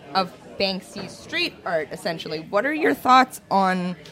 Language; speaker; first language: English; native; English